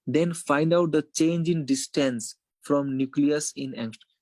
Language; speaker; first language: English; non-native, local second language; Nepali